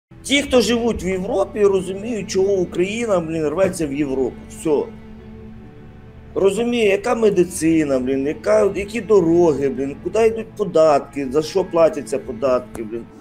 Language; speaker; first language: Ukrainian; native; Ukrainian